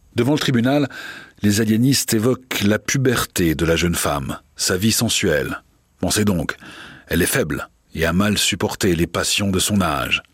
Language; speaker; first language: French; native; French